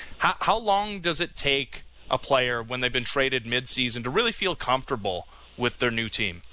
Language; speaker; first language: English; native; English